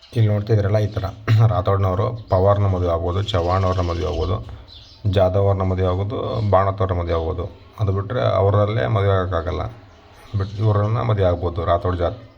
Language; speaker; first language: Kannada; non-native, local second language; Lambadi